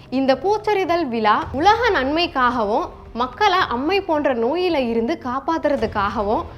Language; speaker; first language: Tamil; native; Tamil